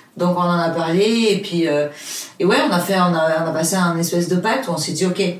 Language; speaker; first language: French; non-native, fluent; Portuguese